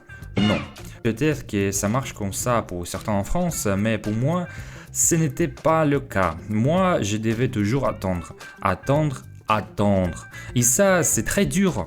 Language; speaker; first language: French; non-native, fluent; Russian